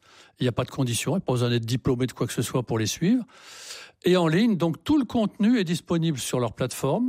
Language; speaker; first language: French; native; French